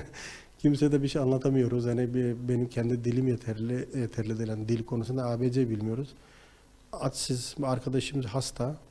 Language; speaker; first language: Turkish; non-native, fluent; Nepali